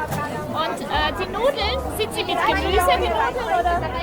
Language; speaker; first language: German; non-native, learner; Filipino